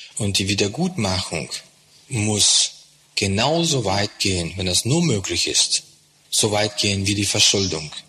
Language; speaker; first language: German; non-native, fluent; Russian